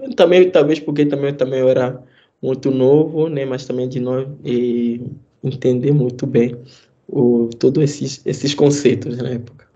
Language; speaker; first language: Portuguese; non-native, fluent; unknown